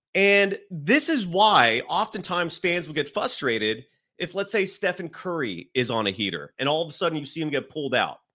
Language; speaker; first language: English; native; English